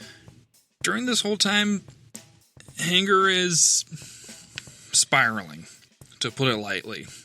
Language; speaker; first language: English; native; English